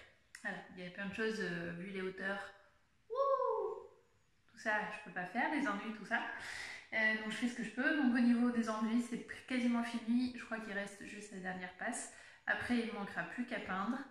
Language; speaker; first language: French; native; French